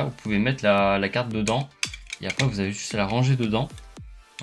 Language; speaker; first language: French; native; French